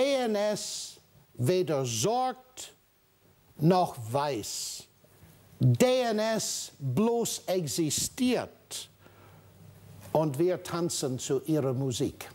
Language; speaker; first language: German; non-native, fluent; English